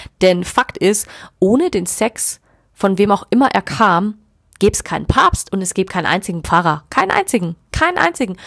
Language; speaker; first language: German; native; German